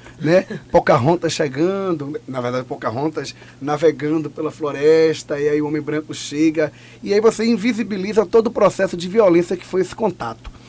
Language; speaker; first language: Portuguese; native; Portuguese